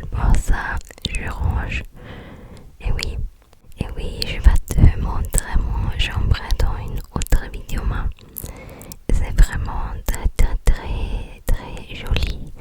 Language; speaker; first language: French; non-native, learner; English